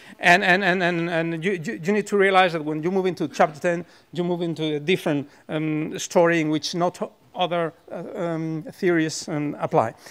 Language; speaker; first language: English; non-native, fluent; Spanish